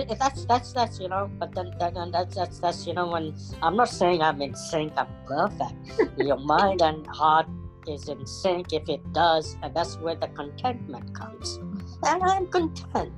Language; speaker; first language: English; non-native, local second language; Punjabi